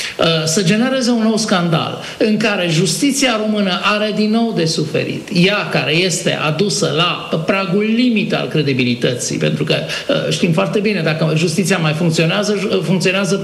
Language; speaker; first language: Romanian; native; Romanian